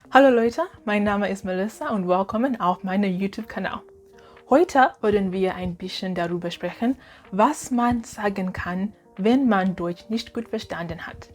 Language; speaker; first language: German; non-native, fluent; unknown